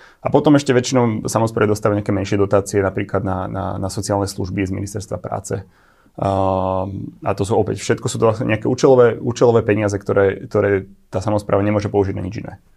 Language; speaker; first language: Slovak; native; Slovak